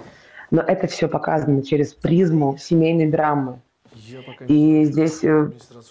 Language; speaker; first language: Russian; native; Russian